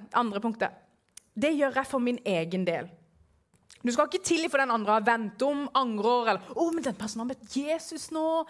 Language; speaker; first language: Norwegian; early bilingual, other home language; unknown